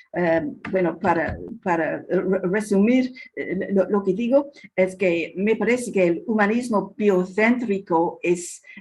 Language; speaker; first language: Spanish; non-native, fluent; English